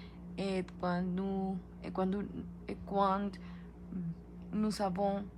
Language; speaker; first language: French; non-native, learner; Spanish